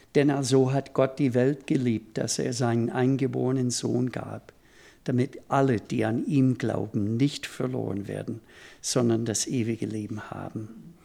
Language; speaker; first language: German; non-native, fluent; English